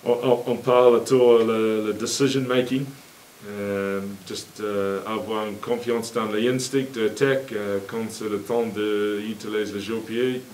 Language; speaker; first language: French; non-native, learner; English